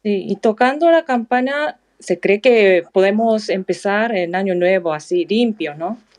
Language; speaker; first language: Spanish; non-native, fluent; Japanese